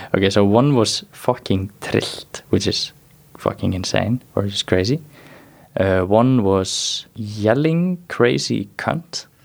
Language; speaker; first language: English; non-native, fluent; Icelandic